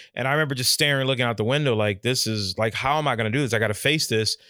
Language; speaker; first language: English; native; English